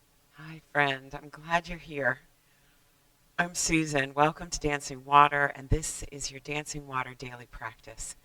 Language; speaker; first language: English; native; English